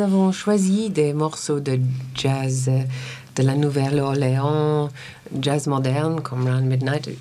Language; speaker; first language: French; non-native, learner; English